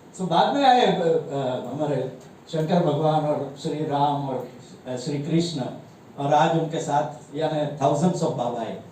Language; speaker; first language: Hindi; non-native, local second language; Gujarati